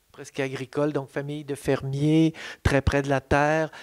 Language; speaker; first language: French; native; French